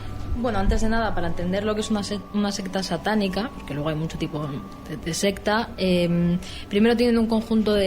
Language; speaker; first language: Spanish; native; Spanish